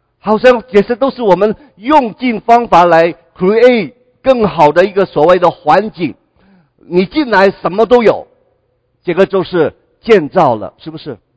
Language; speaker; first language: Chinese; non-native, local second language; Cantonese